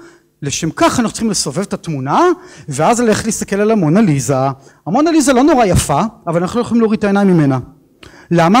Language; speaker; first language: Hebrew; native; Hebrew